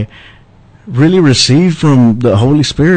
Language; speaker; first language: English; native; English